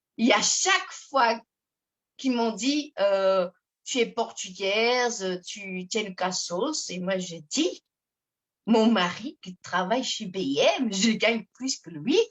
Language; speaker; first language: French; non-native, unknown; Portuguese